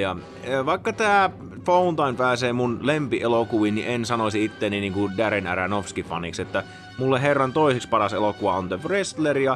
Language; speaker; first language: Finnish; native; Finnish